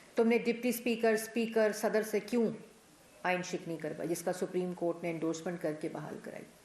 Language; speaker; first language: Urdu; native; Urdu